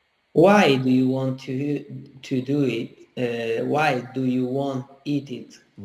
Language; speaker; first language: English; non-native, learner; Italian